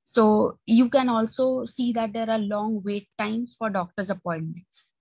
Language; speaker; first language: English; non-native, local second language; Marathi